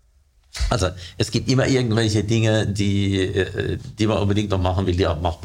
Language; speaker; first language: German; native; German